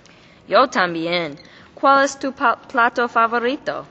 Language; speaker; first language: Spanish; non-native, learner; English